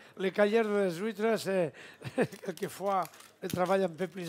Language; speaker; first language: French; non-native, fluent; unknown